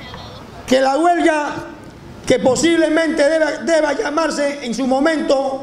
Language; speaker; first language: Spanish; native; Spanish